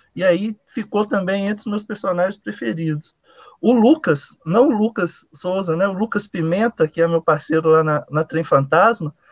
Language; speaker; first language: Portuguese; native; Portuguese